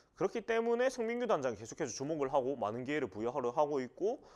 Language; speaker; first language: Korean; native; Korean